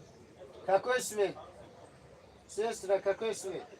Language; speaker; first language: Russian; non-native, learner; Tajik